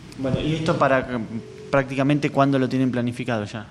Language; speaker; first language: Spanish; native; Spanish